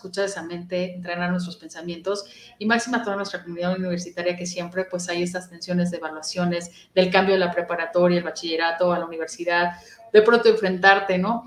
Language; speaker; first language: Spanish; native; Spanish